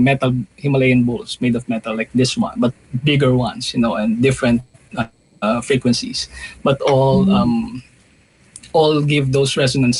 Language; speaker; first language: English; non-native, local second language; Filipino